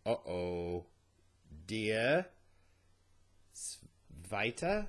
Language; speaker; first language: German; non-native, learner; English